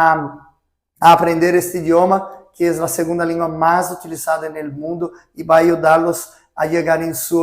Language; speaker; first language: Spanish; non-native, fluent; Portuguese